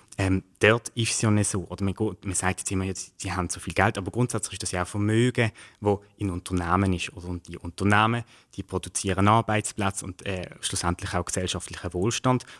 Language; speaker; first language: German; native; German